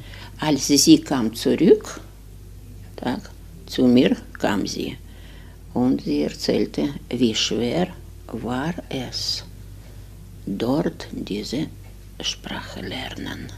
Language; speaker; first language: German; non-native, fluent; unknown